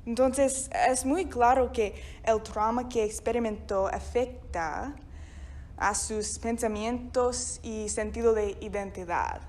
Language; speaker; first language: Spanish; non-native, fluent; English